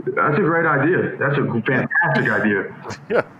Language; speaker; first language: English; native; English